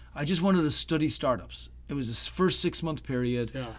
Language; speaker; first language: English; native; English